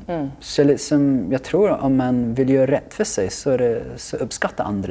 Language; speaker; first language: Swedish; non-native, fluent; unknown